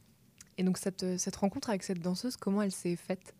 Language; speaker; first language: French; native; French